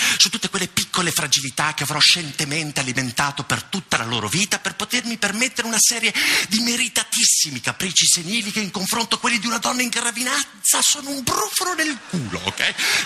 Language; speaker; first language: Italian; native; Italian